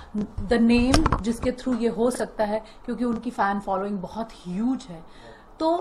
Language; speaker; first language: Hindi; native; Hindi